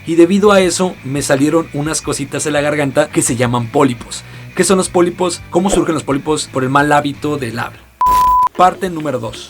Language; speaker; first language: Spanish; native; Spanish